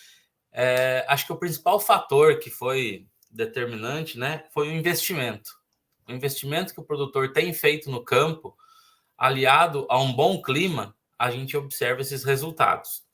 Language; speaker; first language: Portuguese; native; Portuguese